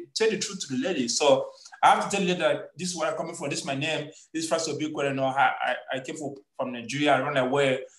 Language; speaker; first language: English; non-native, local second language; Igbo